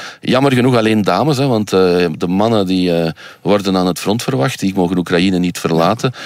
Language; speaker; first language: Dutch; native; Dutch